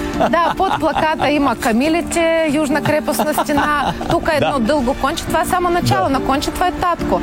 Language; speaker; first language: Bulgarian; non-native, fluent; Ukrainian